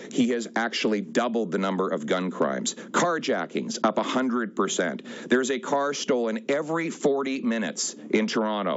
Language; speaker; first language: English; native; English